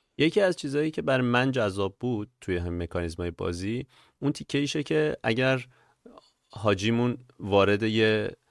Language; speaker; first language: Persian; native; Persian